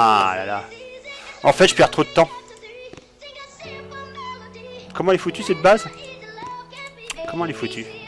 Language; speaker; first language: French; native; French